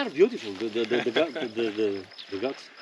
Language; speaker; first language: English; non-native, learner; Portuguese